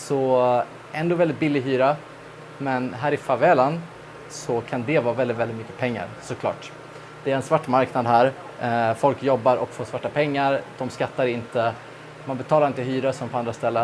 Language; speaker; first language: Swedish; native; Swedish